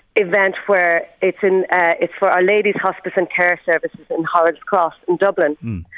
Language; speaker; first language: English; native; English